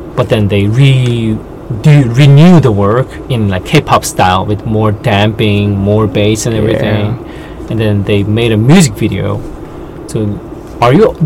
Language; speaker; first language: English; non-native, fluent; Korean